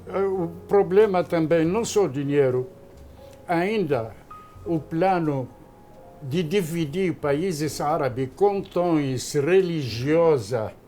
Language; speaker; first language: Portuguese; non-native, fluent; Arabic